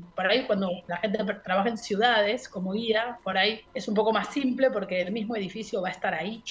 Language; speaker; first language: Spanish; native; Spanish